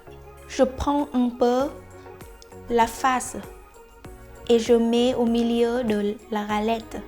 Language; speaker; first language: French; non-native, fluent; Vietnamese